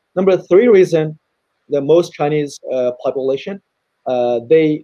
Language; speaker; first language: English; non-native, fluent; Chinese